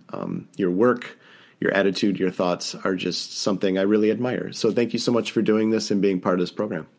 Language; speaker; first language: English; native; English